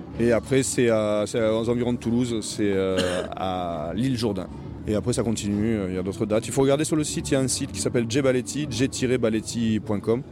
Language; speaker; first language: French; native; French